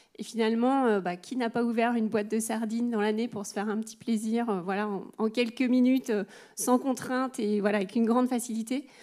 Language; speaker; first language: French; native; French